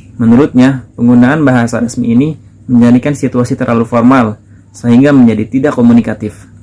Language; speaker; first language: Indonesian; native; Indonesian